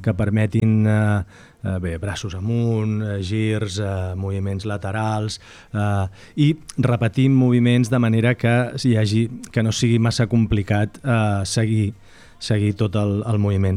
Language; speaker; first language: Catalan; native; Catalan